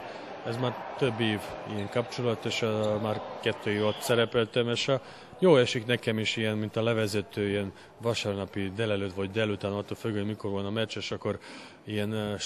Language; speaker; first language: Hungarian; non-native, fluent; Serbian